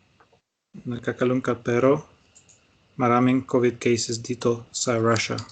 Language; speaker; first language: Filipino; non-native, learner; Russian